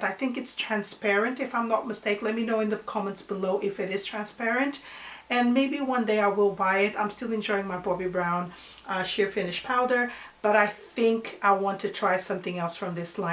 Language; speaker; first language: English; non-native, fluent; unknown